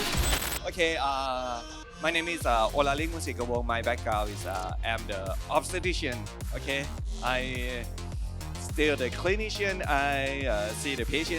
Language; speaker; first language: English; non-native, learner; Thai